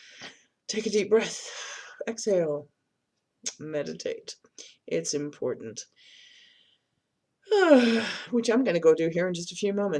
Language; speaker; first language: English; native; English